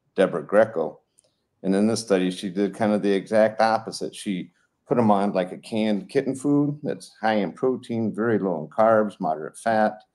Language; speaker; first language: English; native; English